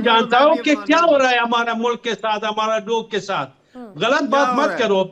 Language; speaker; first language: Hindi; non-native, fluent; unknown